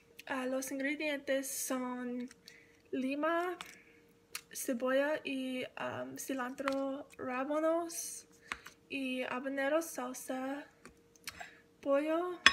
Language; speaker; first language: Spanish; non-native, learner; English